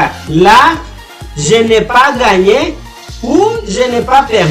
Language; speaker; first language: French; non-native, fluent; Portuguese